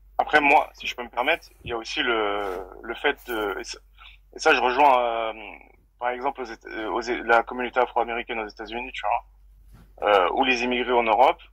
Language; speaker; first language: French; early bilingual, other home language; Turkish